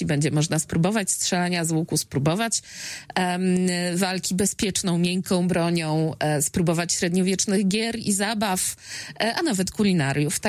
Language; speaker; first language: Polish; native; Polish